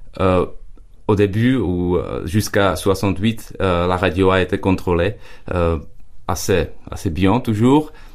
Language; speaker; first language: French; non-native, fluent; Czech